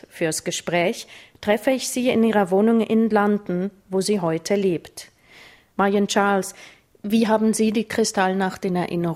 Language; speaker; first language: German; native; German